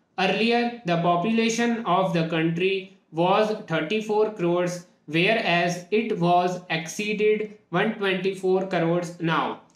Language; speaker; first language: English; non-native, local second language; Hindi